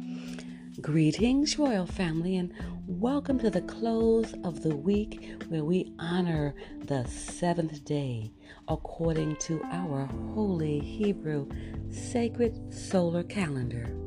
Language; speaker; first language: English; native; English